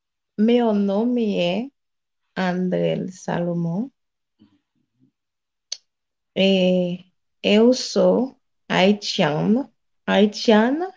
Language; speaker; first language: Portuguese; non-native, learner; Haitian Creole